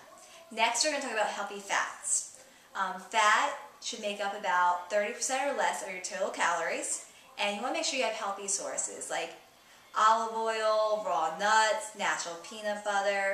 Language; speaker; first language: English; native; English